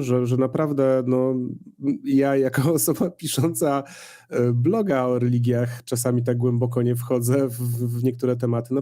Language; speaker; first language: Polish; native; Polish